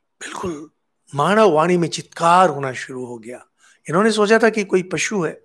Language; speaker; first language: Hindi; non-native, local second language; Bangla